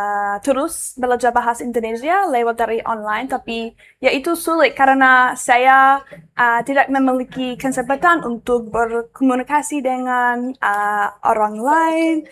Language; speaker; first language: Indonesian; non-native, learner; English